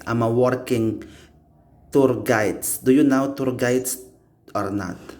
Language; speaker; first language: English; non-native, learner; Indonesian